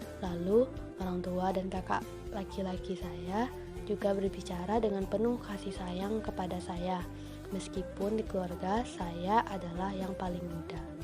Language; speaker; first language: Indonesian; non-native, local second language; Minangkabau